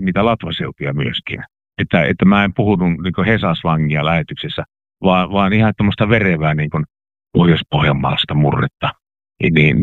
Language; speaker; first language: Finnish; native; Finnish